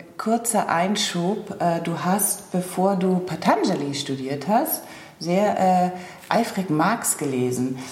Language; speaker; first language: German; native; German